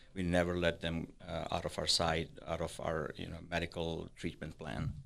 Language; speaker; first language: English; non-native, local second language; Urdu